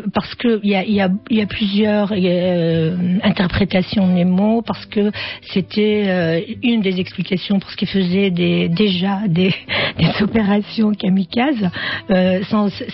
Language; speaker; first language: French; non-native, fluent; Arabic